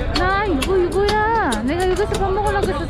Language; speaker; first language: Korean; non-native, fluent; Uzbek